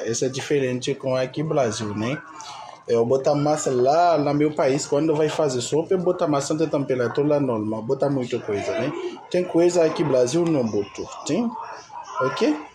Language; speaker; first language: Portuguese; non-native, learner; Haitian Creole